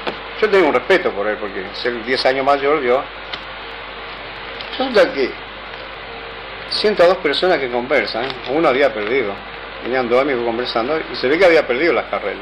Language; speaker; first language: Spanish; native; Spanish